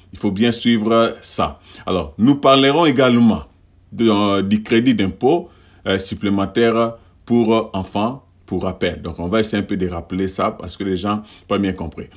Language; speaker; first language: French; non-native, local second language; Lingala